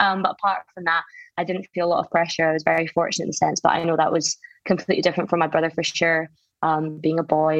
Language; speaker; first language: English; native; English